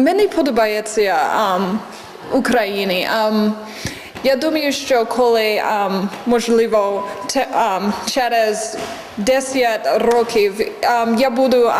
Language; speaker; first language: Ukrainian; non-native, learner; English